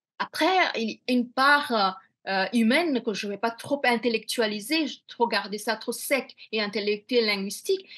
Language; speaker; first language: French; non-native, fluent; Bangla